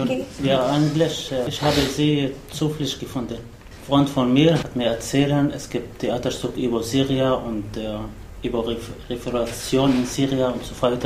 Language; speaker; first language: German; non-native, learner; Arabic